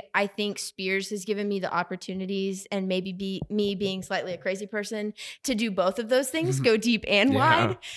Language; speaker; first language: English; native; English